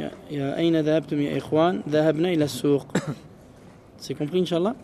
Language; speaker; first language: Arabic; early bilingual, heritage; Arabic